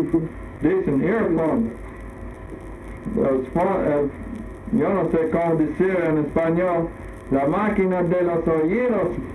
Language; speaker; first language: Spanish; non-native, learner; English